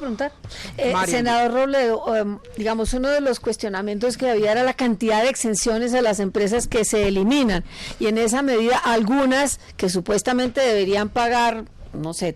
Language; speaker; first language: Spanish; native; Spanish